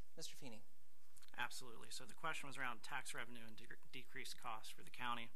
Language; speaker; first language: English; native; English